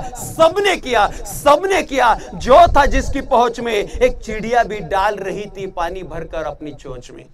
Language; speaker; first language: Hindi; non-native, local second language; Marathi